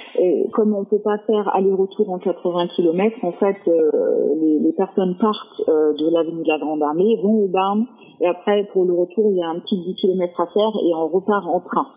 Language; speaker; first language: French; non-native, fluent; German